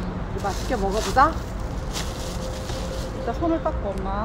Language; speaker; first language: Korean; native; Korean